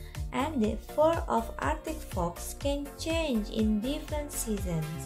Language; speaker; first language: English; non-native, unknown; Indonesian